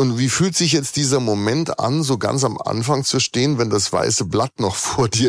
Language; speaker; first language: German; native; German